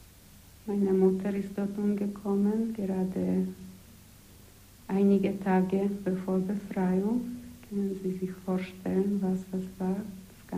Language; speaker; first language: German; non-native, fluent; Polish